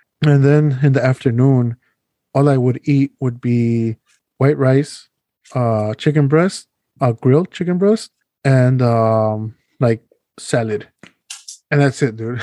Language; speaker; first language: English; early bilingual, other home language; Spanish